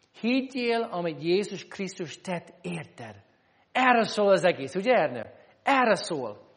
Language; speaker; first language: Hungarian; non-native, fluent; English